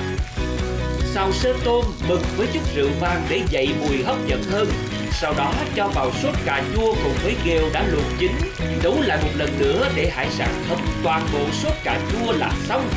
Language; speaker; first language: Vietnamese; native; Vietnamese